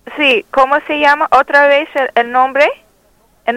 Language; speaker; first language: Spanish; non-native, learner; English